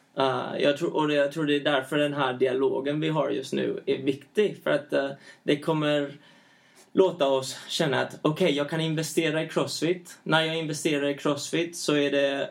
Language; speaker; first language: Swedish; early bilingual, heritage; Swedish